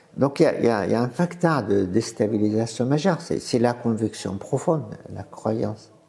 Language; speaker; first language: French; non-native, fluent; Arabic